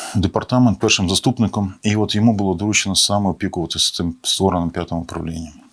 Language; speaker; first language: Ukrainian; native; Ukrainian